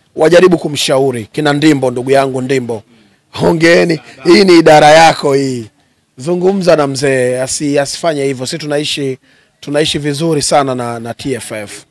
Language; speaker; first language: Swahili; native; Swahili